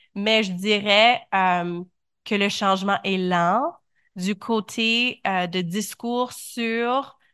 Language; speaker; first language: French; native; French